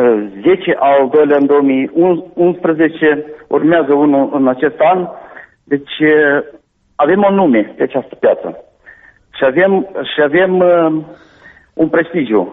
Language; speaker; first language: Romanian; native; Romanian